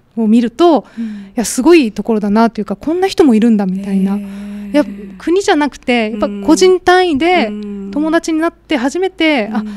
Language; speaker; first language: Japanese; native; Japanese